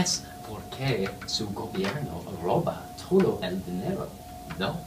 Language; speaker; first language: Spanish; non-native, learner; English